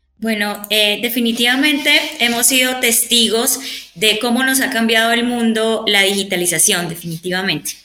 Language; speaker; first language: Spanish; native; Spanish